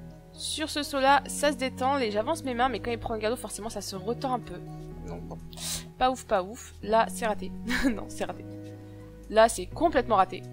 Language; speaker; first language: French; native; French